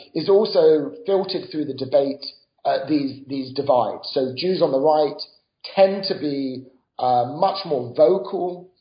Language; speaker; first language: English; native; English